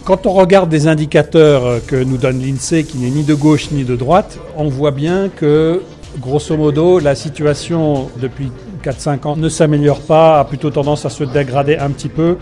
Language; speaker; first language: French; native; French